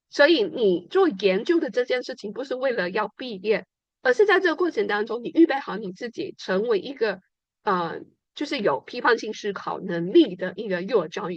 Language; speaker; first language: Chinese; native; Chinese